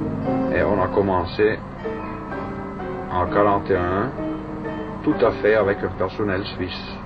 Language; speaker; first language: French; non-native, fluent; German